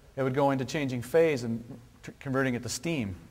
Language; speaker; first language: English; native; English